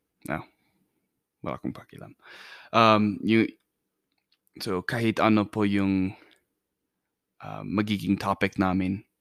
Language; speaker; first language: Filipino; non-native, fluent; English